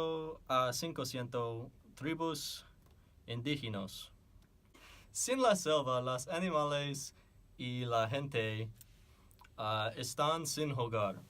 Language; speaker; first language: Spanish; non-native, learner; English